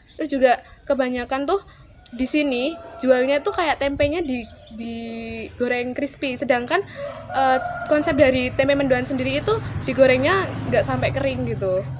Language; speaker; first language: Indonesian; native; Indonesian